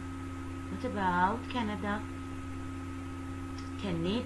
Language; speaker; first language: English; non-native, fluent; Arabic